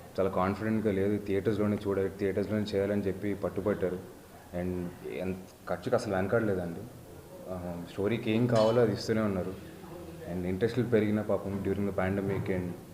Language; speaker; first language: Telugu; native; Telugu